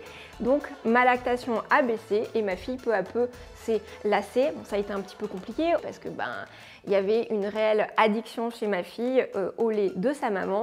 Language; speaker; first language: French; native; French